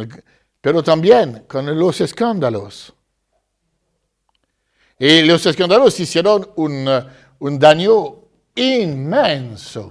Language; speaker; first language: Spanish; non-native, fluent; French